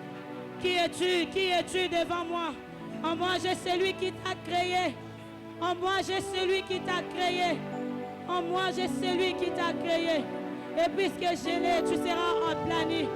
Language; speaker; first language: French; non-native, local second language; Lingala